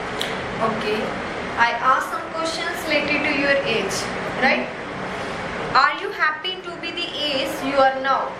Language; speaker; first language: English; non-native, local second language; Punjabi